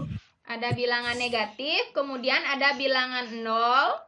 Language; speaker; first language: Indonesian; native; Indonesian